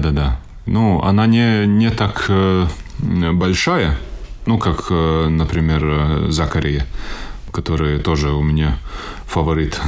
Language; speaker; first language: Russian; non-native, local second language; Latvian